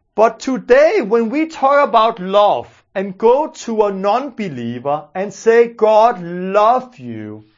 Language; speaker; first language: English; non-native, fluent; Danish